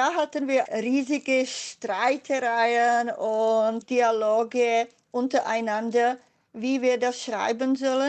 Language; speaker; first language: German; non-native, fluent; Czech